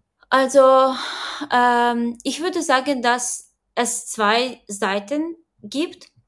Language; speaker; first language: German; non-native, learner; Ukrainian